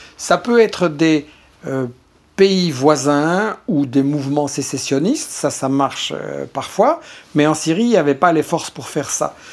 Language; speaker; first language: French; native; French